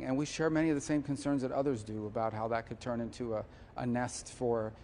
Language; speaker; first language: English; native; English